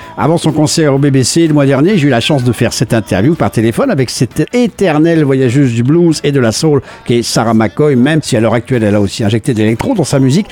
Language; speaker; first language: French; native; French